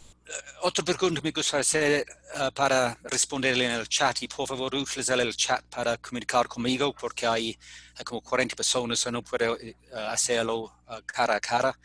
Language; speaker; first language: Spanish; non-native, fluent; English